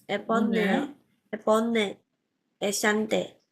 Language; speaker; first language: French; non-native, learner; Vietnamese